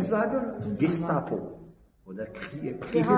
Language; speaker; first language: German; non-native, learner; French